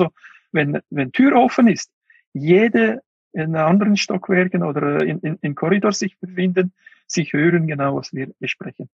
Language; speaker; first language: German; non-native, fluent; Uyghur